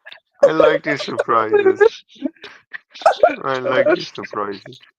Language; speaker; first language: English; non-native, learner; Persian